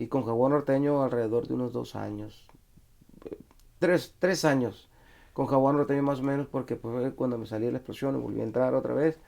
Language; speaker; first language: Spanish; native; Spanish